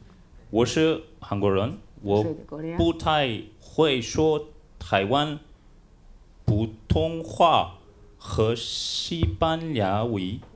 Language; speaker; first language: Chinese; non-native, learner; Korean